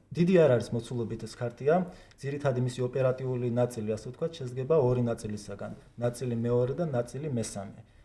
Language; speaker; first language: Georgian; non-native, local second language; Kurdish